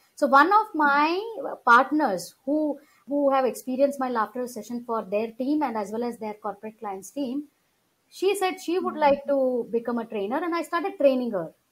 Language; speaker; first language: English; non-native, local second language; Gujarati